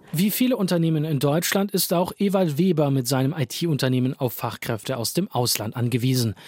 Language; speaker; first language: German; native; German